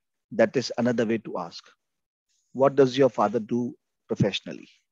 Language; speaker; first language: English; non-native, local second language; Hindi